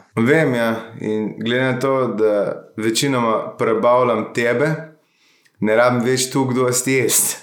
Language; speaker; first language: Slovenian; native; Slovenian